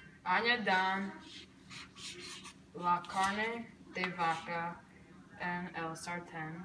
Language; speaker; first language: Spanish; non-native, learner; English